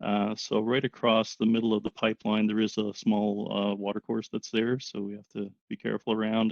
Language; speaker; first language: English; native; English